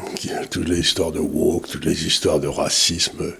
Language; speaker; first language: French; native; French